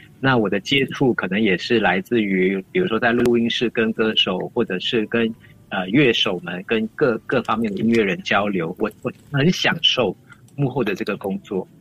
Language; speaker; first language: Chinese; native; Chinese